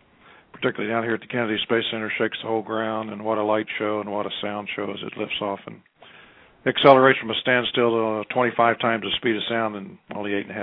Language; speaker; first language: English; native; English